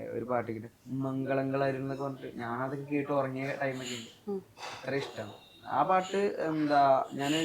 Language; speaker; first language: Malayalam; native; Malayalam